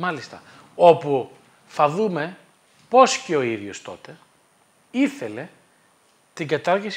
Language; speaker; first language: Greek; native; Greek